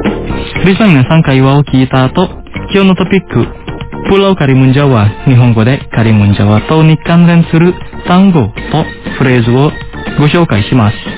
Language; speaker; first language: Japanese; non-native, fluent; Indonesian